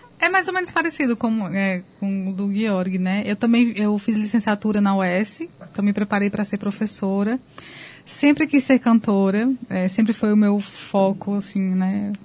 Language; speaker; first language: Portuguese; native; Portuguese